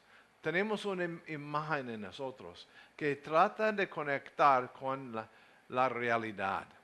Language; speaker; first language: Spanish; non-native, learner; English